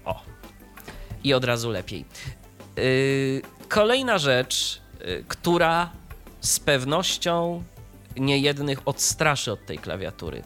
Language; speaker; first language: Polish; native; Polish